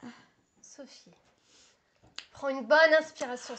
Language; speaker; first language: French; native; French